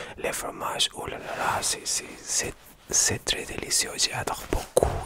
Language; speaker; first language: French; non-native, learner; Spanish